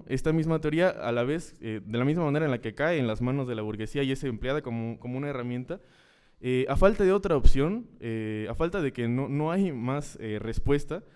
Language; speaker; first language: Spanish; native; Spanish